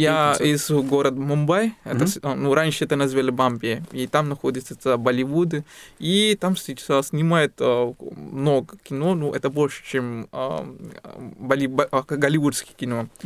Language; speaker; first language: Russian; non-native, fluent; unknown